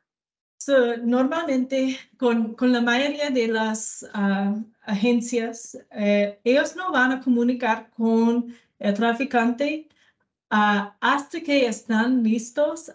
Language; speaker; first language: Spanish; non-native, learner; English